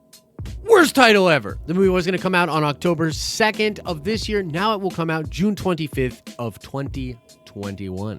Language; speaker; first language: English; native; English